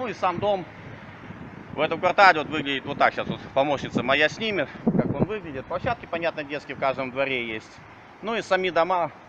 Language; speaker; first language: Russian; native; Russian